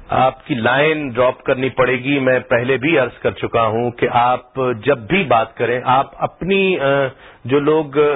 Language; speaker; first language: Urdu; native; Urdu